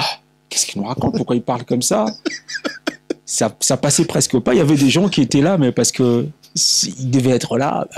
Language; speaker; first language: French; non-native, local second language; Lingala